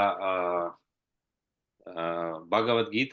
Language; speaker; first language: Russian; native; Russian